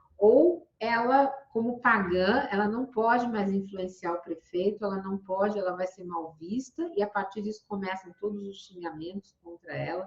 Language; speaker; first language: Portuguese; native; Portuguese